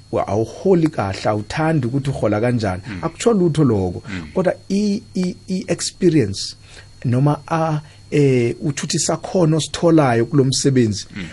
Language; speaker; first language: Zulu; non-native, local second language; Xhosa